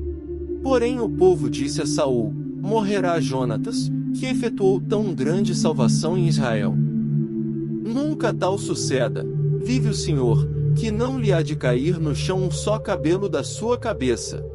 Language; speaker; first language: Portuguese; native; Portuguese